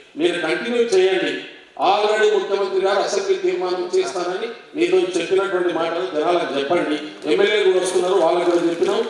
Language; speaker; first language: Telugu; non-native, local second language; Lambadi